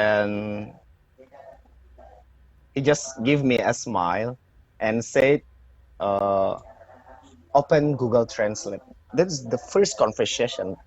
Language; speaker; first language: English; non-native, learner; Indonesian